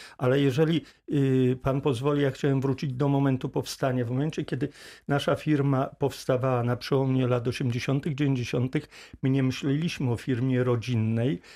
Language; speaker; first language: Polish; native; Polish